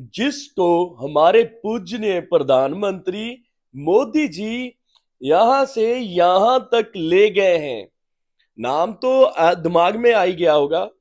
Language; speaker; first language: Hindi; native; Hindi